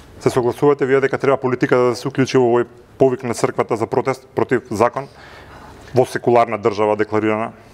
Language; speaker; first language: Macedonian; native; Macedonian